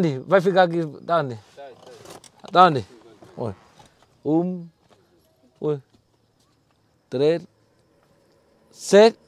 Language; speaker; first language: Portuguese; non-native, learner; Vietnamese